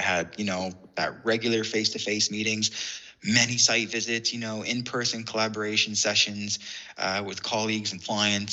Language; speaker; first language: English; native; English